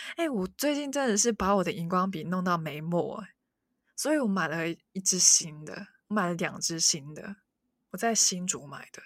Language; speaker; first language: Chinese; non-native, local second language; Cantonese